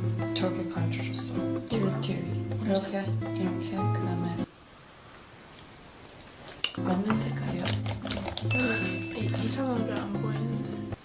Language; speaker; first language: Korean; early bilingual, heritage; English